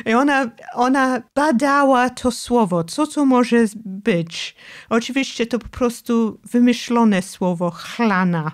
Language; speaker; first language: Polish; non-native, fluent; English